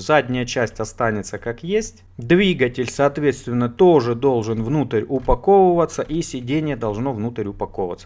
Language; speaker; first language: Russian; native; Russian